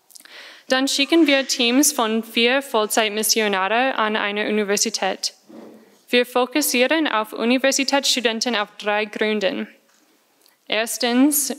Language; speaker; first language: German; non-native, fluent; English